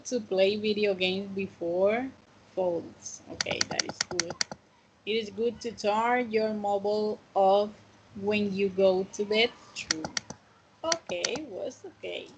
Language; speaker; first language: English; non-native, fluent; Spanish